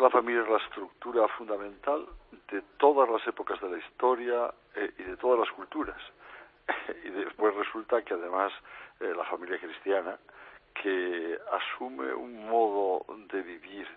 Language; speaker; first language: Spanish; native; Spanish